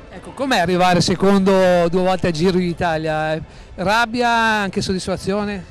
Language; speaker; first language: Italian; native; Italian